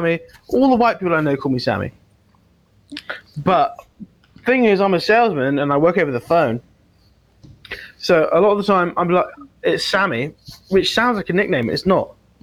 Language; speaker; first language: English; native; English